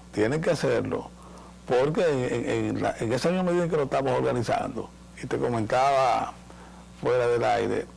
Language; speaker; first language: Spanish; native; Spanish